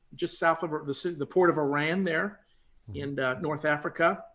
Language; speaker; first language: English; native; English